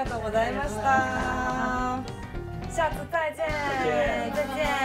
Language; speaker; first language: Japanese; native; Japanese